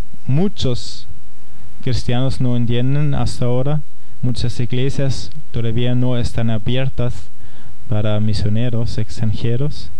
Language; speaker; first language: Spanish; non-native, fluent; German